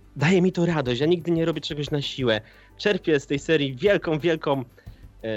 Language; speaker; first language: Polish; native; Polish